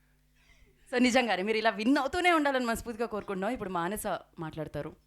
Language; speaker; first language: Telugu; native; Telugu